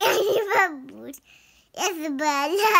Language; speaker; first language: Russian; early bilingual, heritage; Russian